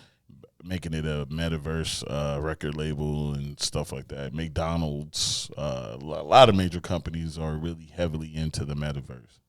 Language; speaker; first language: English; native; English